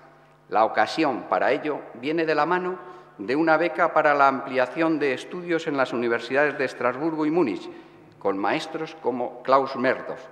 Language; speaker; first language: Spanish; native; Spanish